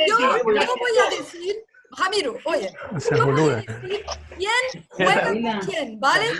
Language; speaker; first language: Spanish; non-native, fluent; Portuguese